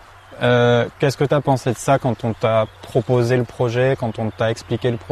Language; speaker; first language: French; native; French